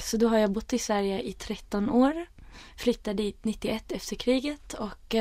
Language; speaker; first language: Swedish; early bilingual, other home language; Arabic